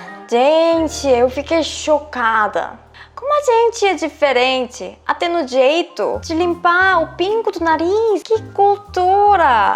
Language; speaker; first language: Portuguese; non-native, fluent; Korean